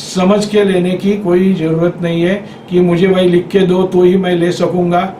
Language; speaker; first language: Hindi; non-native, local second language; Marathi